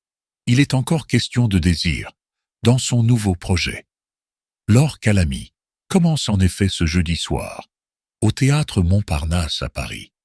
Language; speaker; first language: French; native; French